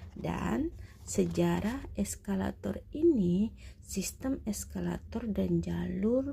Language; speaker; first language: Indonesian; native; Indonesian